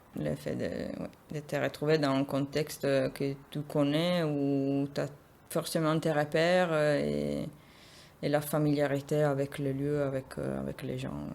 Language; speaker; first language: French; non-native, fluent; Italian